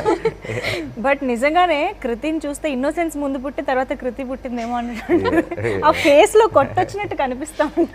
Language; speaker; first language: Telugu; native; Telugu